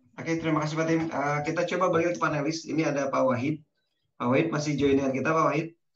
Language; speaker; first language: Indonesian; native; Indonesian